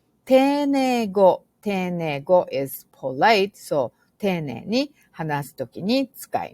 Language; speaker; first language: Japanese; non-native, fluent; English